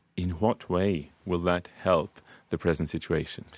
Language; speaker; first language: English; non-native, fluent; Norwegian